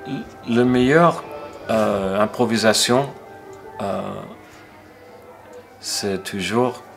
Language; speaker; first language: French; non-native, fluent; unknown